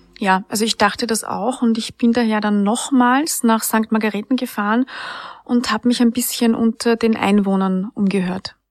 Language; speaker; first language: German; native; German